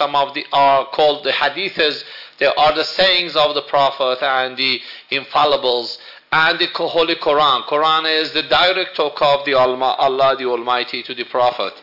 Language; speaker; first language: English; non-native, fluent; Persian